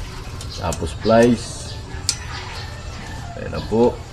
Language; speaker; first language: Filipino; native; Filipino